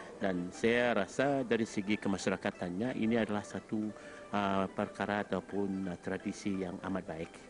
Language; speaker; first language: Malay; native; Malay